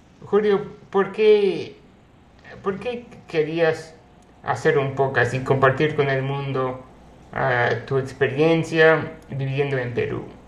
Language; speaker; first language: Spanish; non-native, fluent; English